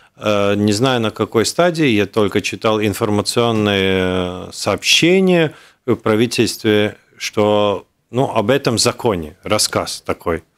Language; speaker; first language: Russian; non-native, local second language; Latvian